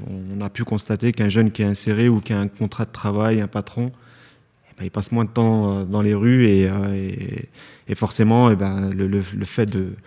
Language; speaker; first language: French; native; French